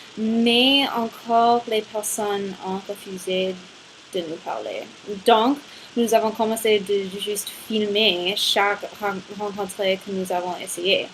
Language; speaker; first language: French; non-native, learner; English